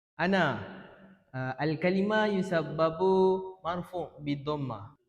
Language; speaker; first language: Arabic; non-native, learner; Indonesian